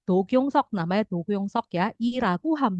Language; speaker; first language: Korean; non-native, fluent; Indonesian